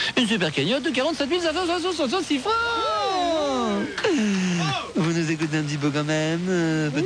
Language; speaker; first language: French; native; French